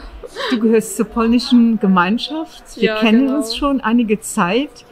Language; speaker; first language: German; non-native, local second language; Luxembourgish